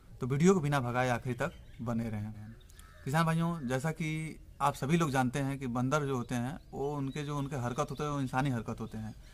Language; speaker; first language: Hindi; native; Hindi